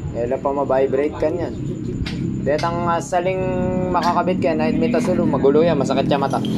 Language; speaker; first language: Filipino; native; Filipino